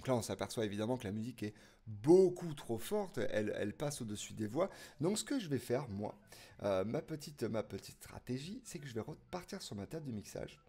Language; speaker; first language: French; native; French